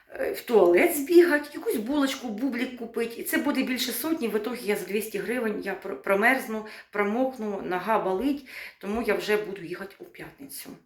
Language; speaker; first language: Ukrainian; native; Ukrainian